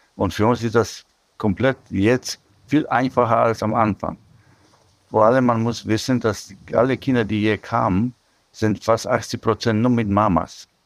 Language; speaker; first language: German; non-native, fluent; Polish